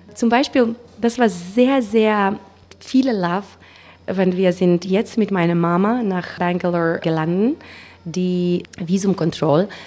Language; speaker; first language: German; non-native, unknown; Macedonian